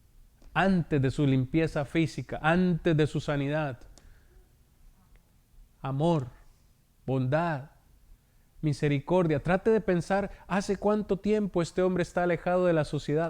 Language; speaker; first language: Spanish; native; Spanish